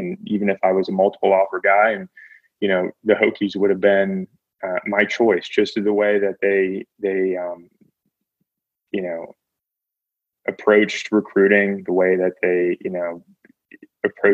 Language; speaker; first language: English; native; English